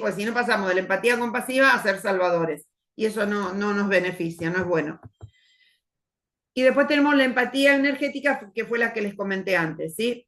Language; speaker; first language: Spanish; native; Spanish